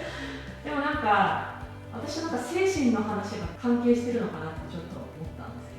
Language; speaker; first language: Japanese; native; Japanese